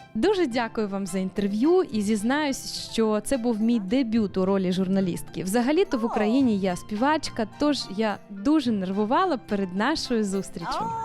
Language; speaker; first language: Ukrainian; native; Ukrainian